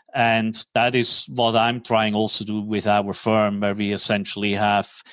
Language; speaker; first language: English; non-native, fluent; German